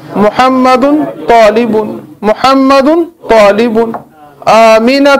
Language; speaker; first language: Arabic; non-native, fluent; Urdu